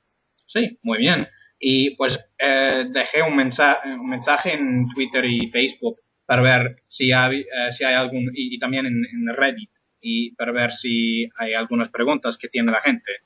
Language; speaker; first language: Spanish; non-native, fluent; English